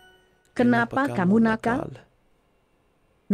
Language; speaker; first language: Indonesian; non-native, learner; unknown